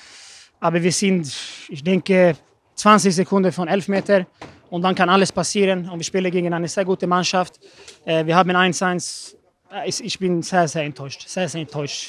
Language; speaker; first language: German; non-native, learner; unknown